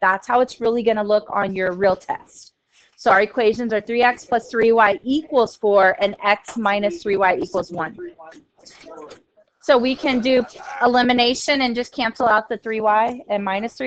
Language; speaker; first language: English; native; English